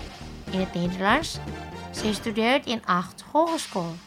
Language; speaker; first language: Dutch; non-native, learner; Indonesian